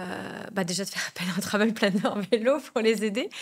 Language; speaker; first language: French; native; French